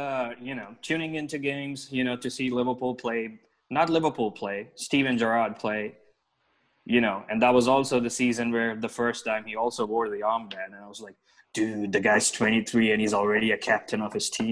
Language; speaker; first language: English; non-native, local second language; Telugu